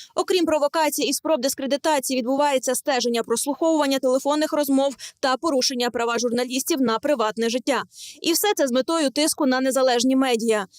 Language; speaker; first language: Ukrainian; native; Ukrainian